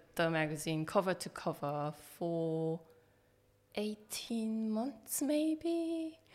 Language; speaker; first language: English; non-native, fluent; Korean